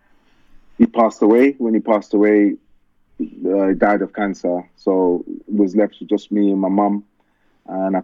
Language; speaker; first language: English; early bilingual, other home language; French